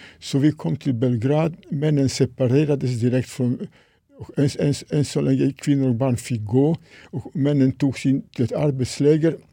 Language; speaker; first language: Swedish; non-native, fluent; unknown